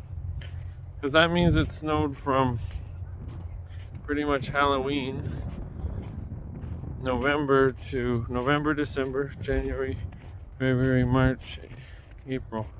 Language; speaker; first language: English; native; English